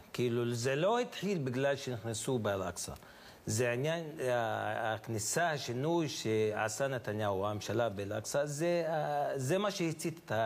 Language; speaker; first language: Hebrew; non-native, local second language; Arabic